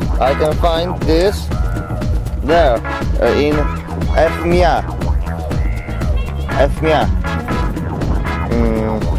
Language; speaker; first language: English; non-native, learner; Polish